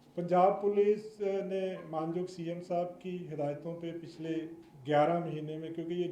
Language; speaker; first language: Hindi; non-native, local second language; Punjabi